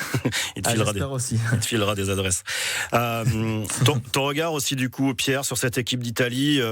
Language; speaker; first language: French; native; French